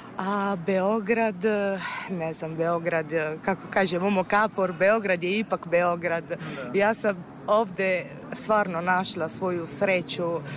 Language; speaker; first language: Serbian; non-native, fluent; Italian